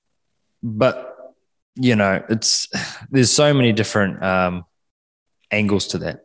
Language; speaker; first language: English; native; English